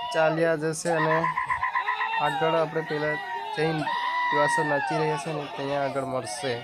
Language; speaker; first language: Gujarati; non-native, local second language; Bhili